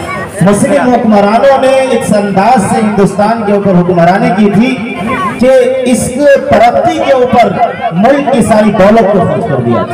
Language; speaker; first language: Urdu; native; Urdu